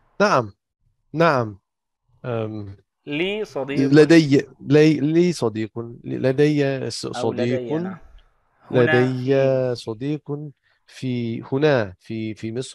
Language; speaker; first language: Arabic; non-native, learner; English